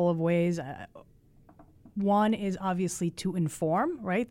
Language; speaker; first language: English; early bilingual, other home language; Spanish